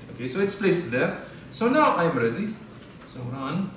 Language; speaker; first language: English; non-native, fluent; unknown